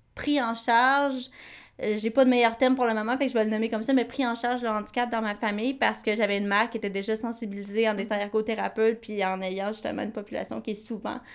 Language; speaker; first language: French; native; French